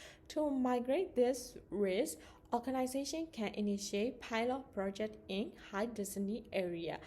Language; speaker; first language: English; non-native, learner; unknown